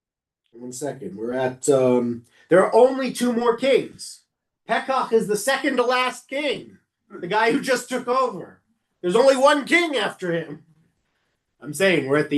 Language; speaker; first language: English; native; English